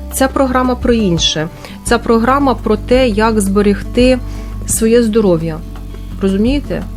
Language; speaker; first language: Ukrainian; non-native, local second language; Russian